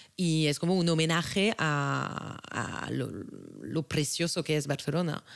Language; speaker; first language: Spanish; non-native, fluent; French